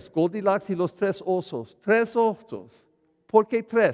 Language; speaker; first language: Spanish; non-native, learner; English